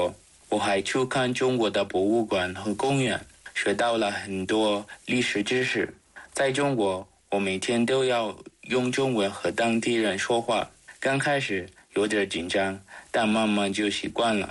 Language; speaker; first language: Chinese; non-native, fluent; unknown